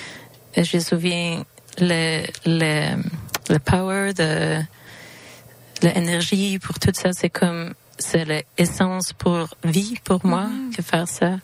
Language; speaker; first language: French; non-native, learner; Swedish